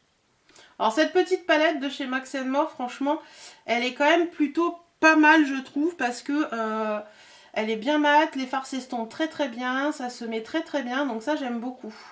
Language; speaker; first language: French; native; French